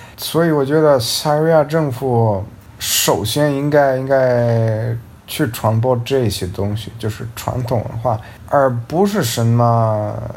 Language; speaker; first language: Chinese; non-native, fluent; Serbian